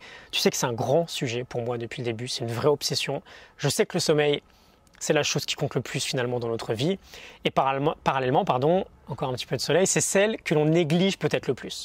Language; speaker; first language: French; native; French